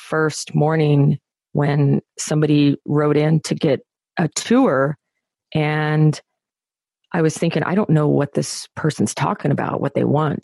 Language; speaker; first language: English; native; English